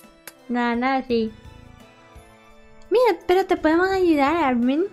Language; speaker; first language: Spanish; early bilingual, heritage; English